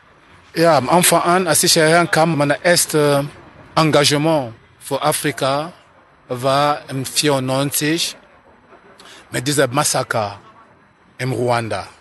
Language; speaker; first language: German; non-native, fluent; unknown